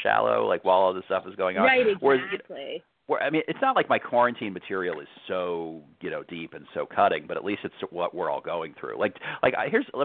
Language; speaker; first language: English; native; English